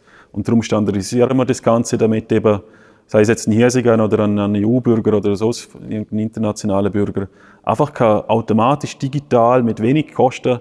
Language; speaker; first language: German; native; German